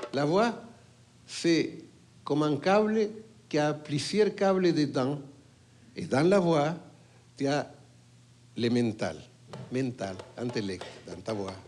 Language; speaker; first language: French; non-native, fluent; Spanish